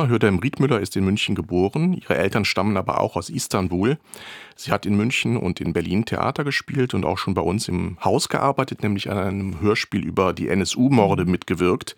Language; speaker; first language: German; native; German